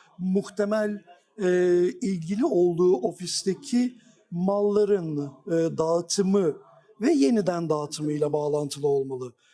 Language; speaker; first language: Turkish; native; Turkish